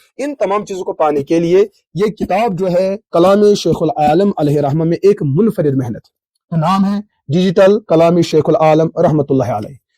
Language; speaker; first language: Urdu; non-native, local second language; Kashmiri